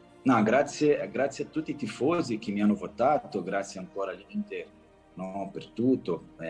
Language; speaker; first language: Italian; non-native, fluent; Portuguese